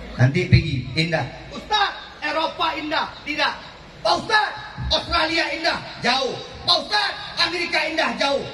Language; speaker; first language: Malay; non-native, local second language; Achinese